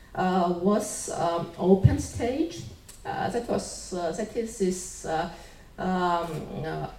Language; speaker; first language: English; non-native, fluent; Georgian